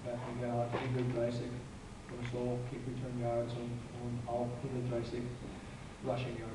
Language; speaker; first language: German; non-native, fluent; English